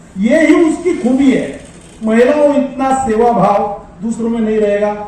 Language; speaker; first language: Hindi; non-native, local second language; Marwari